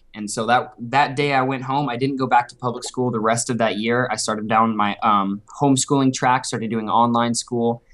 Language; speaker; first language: English; native; English